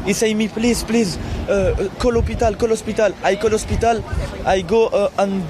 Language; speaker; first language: English; non-native, learner; French